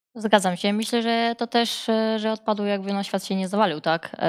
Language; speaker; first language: Polish; non-native, fluent; Serbian